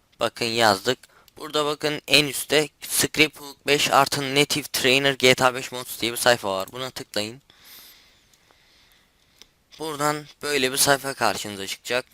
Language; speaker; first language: Turkish; native; Turkish